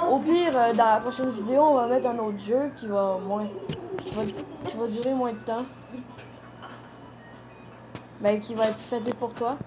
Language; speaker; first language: French; native; French